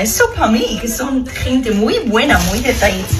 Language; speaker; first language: Spanish; non-native, fluent; English